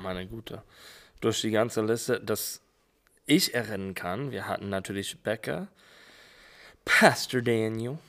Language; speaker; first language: German; non-native, fluent; English